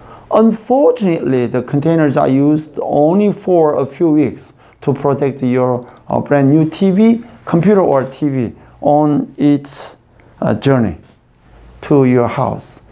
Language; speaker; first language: English; non-native, fluent; Korean